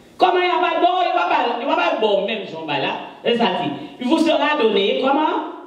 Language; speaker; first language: French; non-native, local second language; Haitian Creole